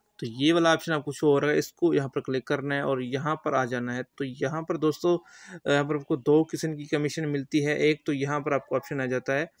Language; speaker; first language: Urdu; native; Urdu